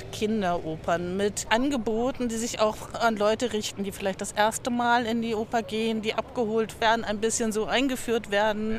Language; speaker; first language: German; native; German